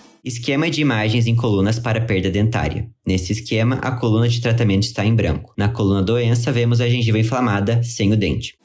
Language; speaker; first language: Portuguese; native; Portuguese